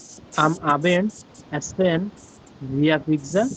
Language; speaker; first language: German; non-native, learner; Bangla